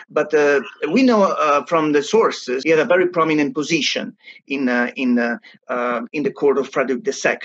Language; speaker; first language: English; non-native, fluent; Italian